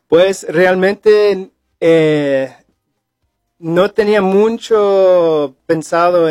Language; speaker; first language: Spanish; early bilingual, heritage; English